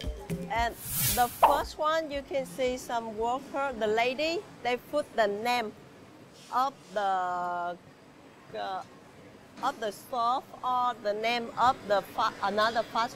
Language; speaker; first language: English; non-native, learner; Vietnamese